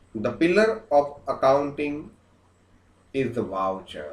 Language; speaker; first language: English; non-native, local second language; Gujarati